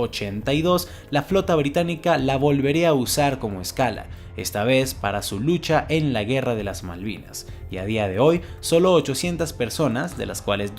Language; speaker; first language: Spanish; native; Spanish